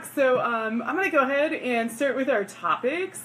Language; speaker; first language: English; native; English